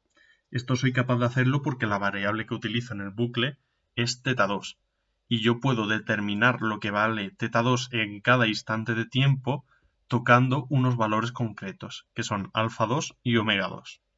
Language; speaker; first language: Spanish; native; Spanish